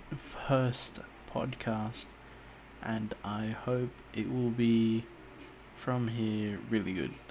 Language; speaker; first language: English; native; English